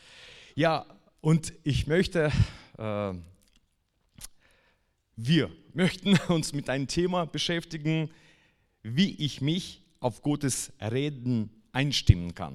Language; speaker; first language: German; non-native, fluent; Russian